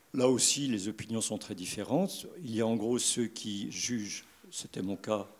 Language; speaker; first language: French; native; French